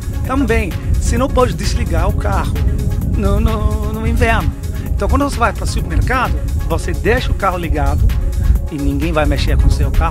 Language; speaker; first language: Portuguese; non-native, fluent; English